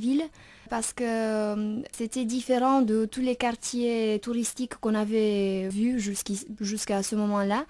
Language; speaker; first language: French; non-native, fluent; Romanian